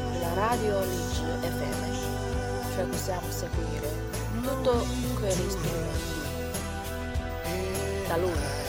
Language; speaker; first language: Italian; non-native, learner; Chinese